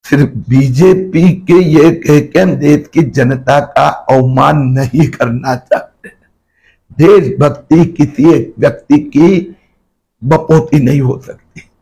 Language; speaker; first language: Hindi; non-native, local second language; Marathi